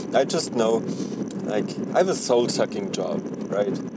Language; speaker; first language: English; non-native, fluent; German